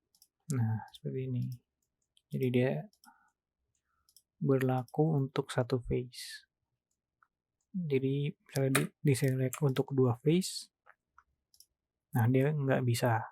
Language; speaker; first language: Indonesian; native; Indonesian